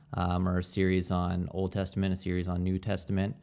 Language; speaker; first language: English; native; English